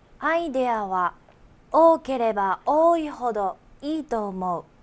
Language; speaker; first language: Japanese; non-native, fluent; Chinese